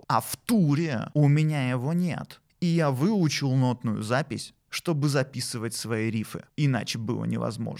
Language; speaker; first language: Russian; native; Russian